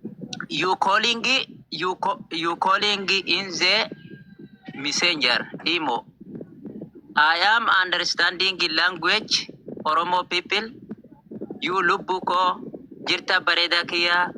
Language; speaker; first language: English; non-native, learner; Oromo